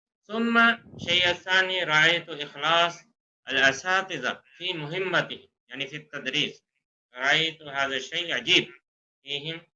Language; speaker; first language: Arabic; non-native, fluent; Urdu